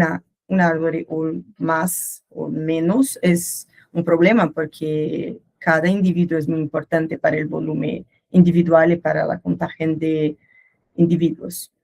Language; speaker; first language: Spanish; non-native, learner; Portuguese